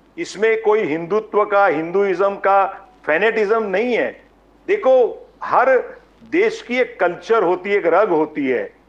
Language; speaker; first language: Hindi; non-native, local second language; Gujarati